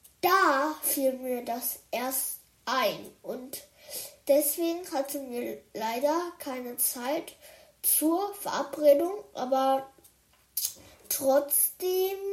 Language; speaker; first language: German; early bilingual, other home language; Chinese